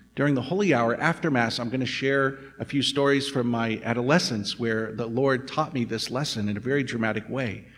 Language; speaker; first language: English; native; English